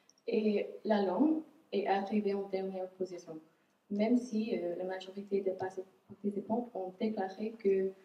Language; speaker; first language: French; non-native, fluent; English